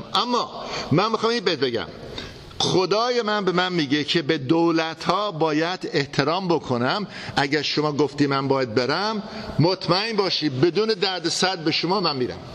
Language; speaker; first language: Persian; non-native, fluent; English